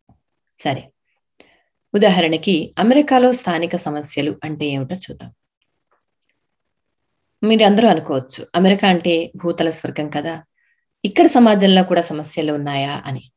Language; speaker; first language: Telugu; native; Telugu